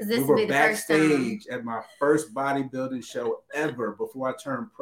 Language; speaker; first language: English; native; English